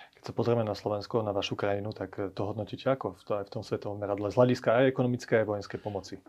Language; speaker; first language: Slovak; native; Slovak